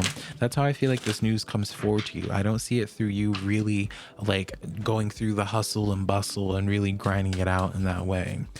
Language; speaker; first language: English; native; English